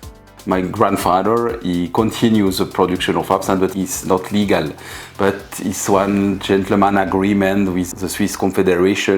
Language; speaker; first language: English; non-native, learner; French